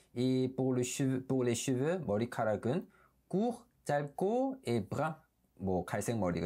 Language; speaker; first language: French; non-native, fluent; Korean